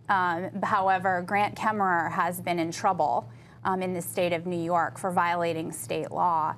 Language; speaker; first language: English; native; English